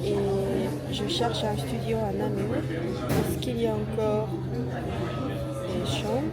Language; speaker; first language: French; non-native, learner; Japanese